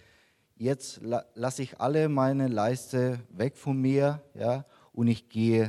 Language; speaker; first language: German; non-native, fluent; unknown